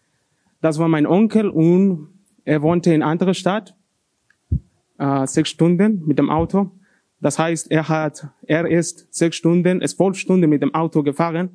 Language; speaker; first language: German; non-native, learner; Spanish